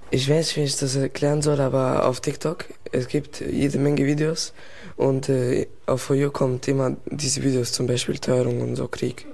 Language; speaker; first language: German; non-native, local second language; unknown